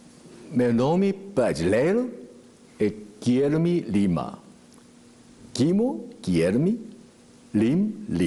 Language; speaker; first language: Portuguese; non-native, learner; Korean